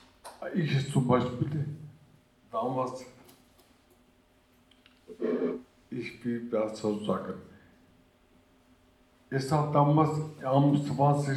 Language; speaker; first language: German; early bilingual, other home language; Turkish